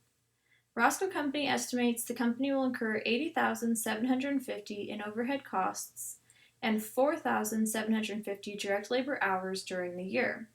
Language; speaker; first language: English; native; English